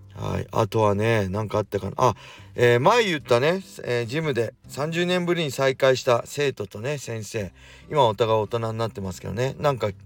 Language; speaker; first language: Japanese; native; Japanese